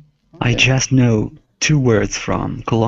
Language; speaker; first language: English; non-native, learner; Arabic